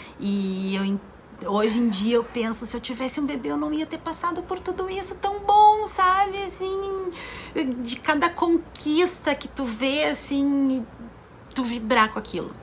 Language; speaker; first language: Portuguese; native; Portuguese